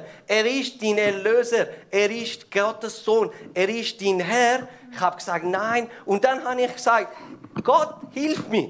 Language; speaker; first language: German; non-native, fluent; Persian